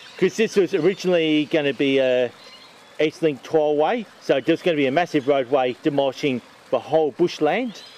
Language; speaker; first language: English; native; English